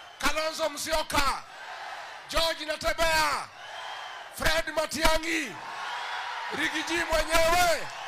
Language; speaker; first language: Swahili; non-native, local second language; Kikuyu